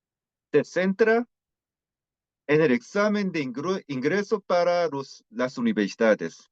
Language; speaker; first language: Spanish; non-native, fluent; Korean